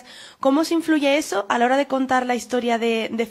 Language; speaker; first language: Spanish; native; Spanish